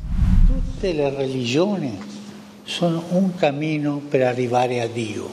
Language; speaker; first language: Italian; non-native, fluent; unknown